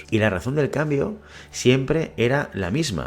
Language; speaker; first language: Spanish; native; Spanish